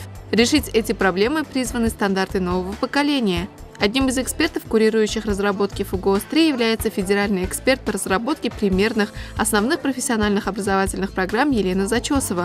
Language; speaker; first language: Russian; native; Russian